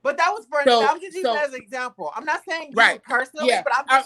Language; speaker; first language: English; native; English